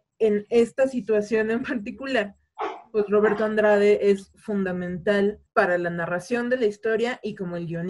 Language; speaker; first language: Spanish; native; Spanish